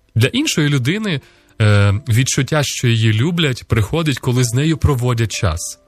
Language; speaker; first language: Ukrainian; native; Ukrainian